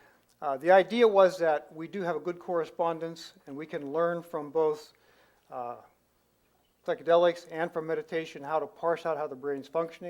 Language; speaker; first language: English; native; English